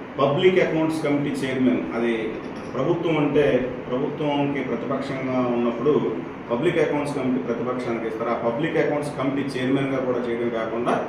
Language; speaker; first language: Telugu; native; Telugu